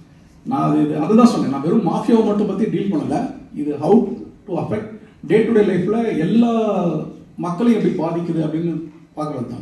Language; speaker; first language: Tamil; native; Tamil